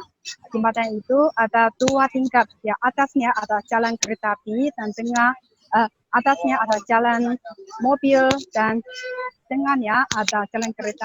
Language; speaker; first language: Indonesian; non-native, learner; Chinese